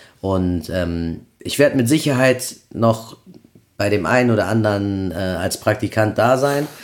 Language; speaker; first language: German; early bilingual, other home language; Spanish